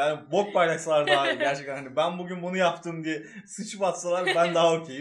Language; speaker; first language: Turkish; native; Turkish